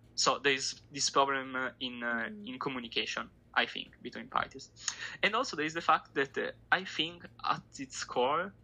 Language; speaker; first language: English; non-native, fluent; Italian